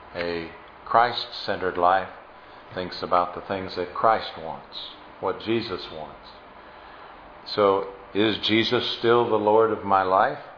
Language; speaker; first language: English; native; English